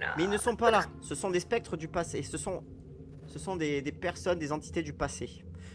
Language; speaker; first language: French; native; French